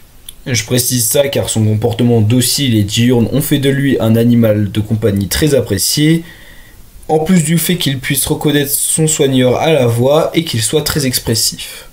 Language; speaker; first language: French; native; French